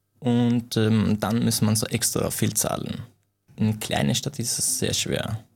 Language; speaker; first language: German; non-native, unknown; Persian